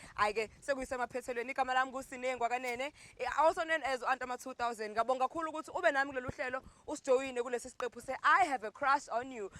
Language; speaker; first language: Zulu; native; Zulu